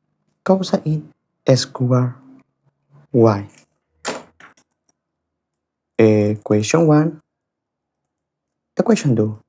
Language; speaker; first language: English; non-native, fluent; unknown